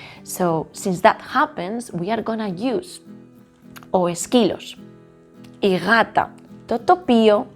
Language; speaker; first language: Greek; non-native, learner; Spanish